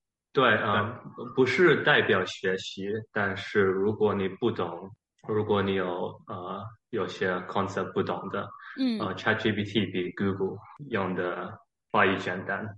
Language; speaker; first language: Chinese; early bilingual, heritage; Chinese